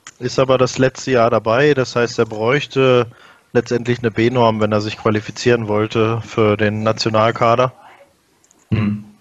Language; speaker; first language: German; native; German